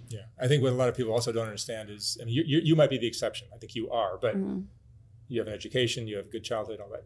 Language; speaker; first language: English; native; English